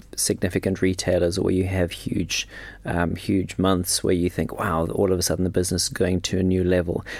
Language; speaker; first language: English; native; English